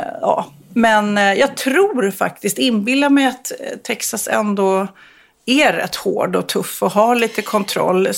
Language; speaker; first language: Swedish; native; Swedish